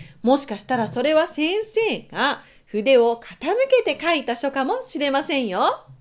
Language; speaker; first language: Japanese; native; Japanese